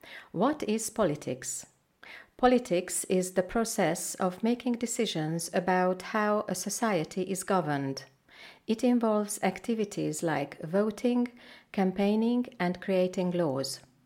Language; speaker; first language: English; non-native, fluent; Hungarian